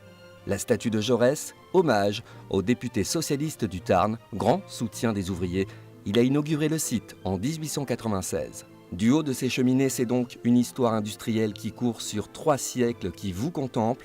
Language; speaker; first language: French; native; French